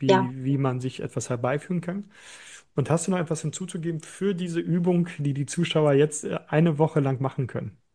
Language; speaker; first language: German; native; German